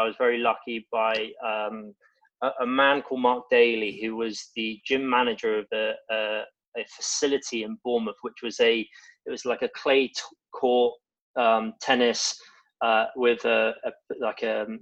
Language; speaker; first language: English; native; English